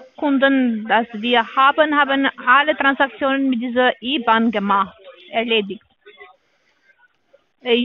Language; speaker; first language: German; non-native, learner; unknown